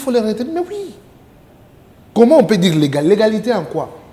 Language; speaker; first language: French; non-native, local second language; Lingala